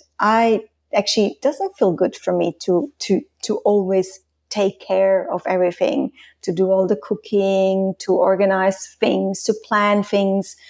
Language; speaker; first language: English; non-native, fluent; Swiss German